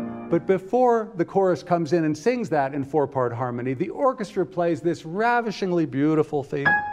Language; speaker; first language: English; native; English